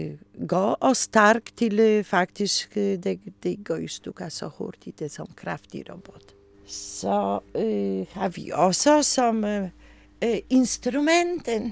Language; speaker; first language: Danish; non-native, learner; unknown